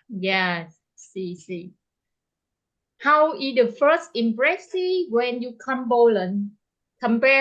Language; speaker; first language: English; non-native, learner; Vietnamese